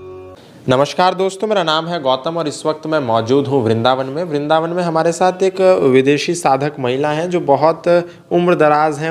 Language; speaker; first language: Hindi; native; Hindi